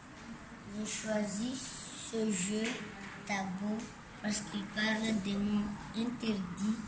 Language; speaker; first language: French; non-native, local second language; Comorian